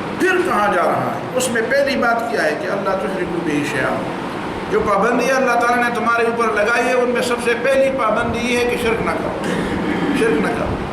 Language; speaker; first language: Urdu; non-native, local second language; Pashto